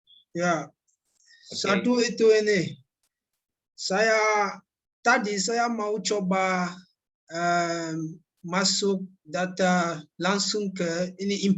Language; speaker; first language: Indonesian; non-native, learner; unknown